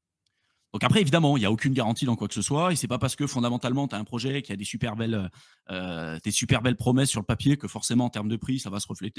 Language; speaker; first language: French; native; French